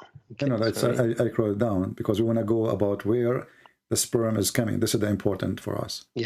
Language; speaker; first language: English; non-native, fluent; Arabic